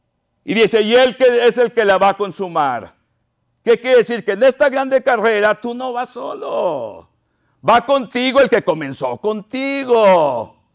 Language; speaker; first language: Spanish; native; Spanish